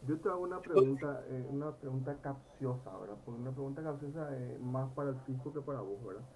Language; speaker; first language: Spanish; native; Spanish